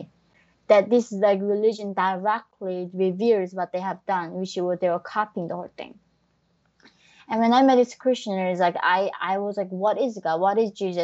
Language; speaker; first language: English; non-native, fluent; Korean